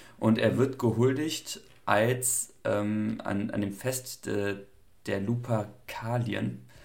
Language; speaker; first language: German; native; German